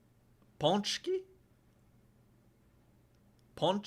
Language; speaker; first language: Polish; non-native, learner; English